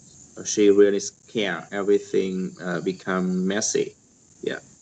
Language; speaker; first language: English; non-native, learner; Vietnamese